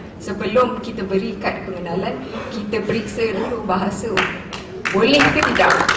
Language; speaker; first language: Malay; non-native, local second language; English